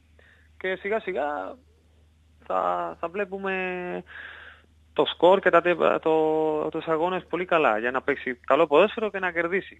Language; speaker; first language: Greek; non-native, learner; Spanish